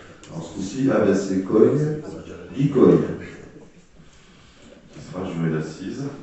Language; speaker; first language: French; native; French